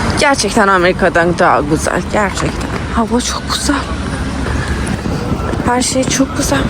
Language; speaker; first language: Turkish; non-native, learner; Persian